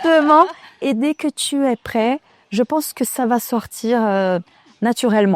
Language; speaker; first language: French; non-native, fluent; Portuguese